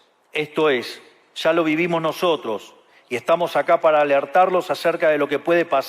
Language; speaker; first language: Spanish; native; Spanish